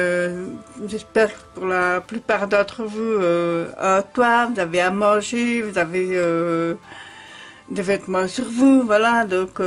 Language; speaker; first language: French; native; French